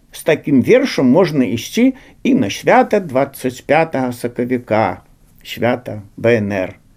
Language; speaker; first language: Belarusian; native; Belarusian